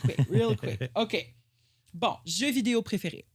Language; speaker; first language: French; native; French